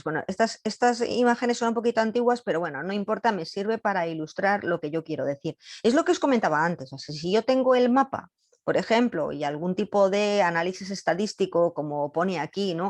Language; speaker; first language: Spanish; native; Spanish